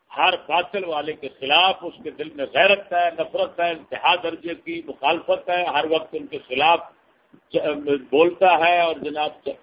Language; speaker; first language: Urdu; non-native, local second language; Punjabi